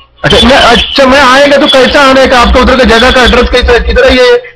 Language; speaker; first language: Hindi; non-native, local second language; Malayalam